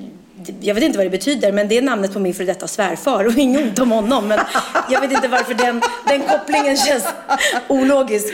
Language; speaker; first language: Swedish; native; Swedish